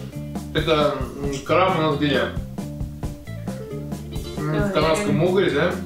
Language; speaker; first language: Russian; native; Russian